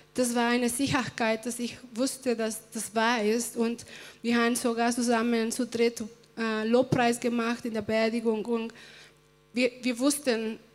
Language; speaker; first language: German; early bilingual, other home language; Spanish